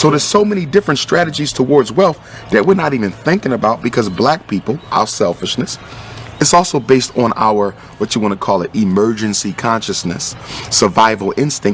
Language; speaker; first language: English; native; English